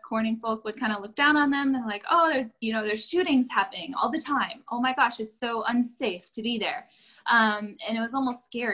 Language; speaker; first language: English; native; English